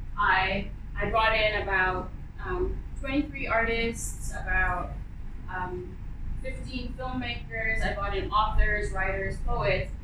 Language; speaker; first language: English; early bilingual, other home language; Arabic